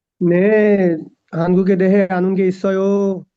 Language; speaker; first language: Korean; non-native, learner; Bangla